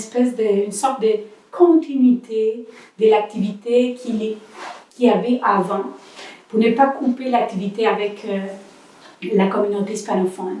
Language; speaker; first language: French; non-native, learner; Spanish